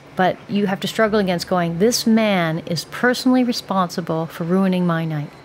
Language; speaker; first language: English; native; English